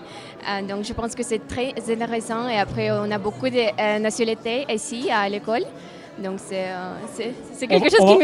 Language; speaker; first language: French; non-native, fluent; Russian